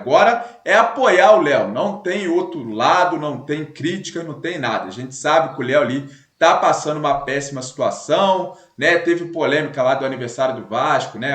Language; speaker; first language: Portuguese; native; Portuguese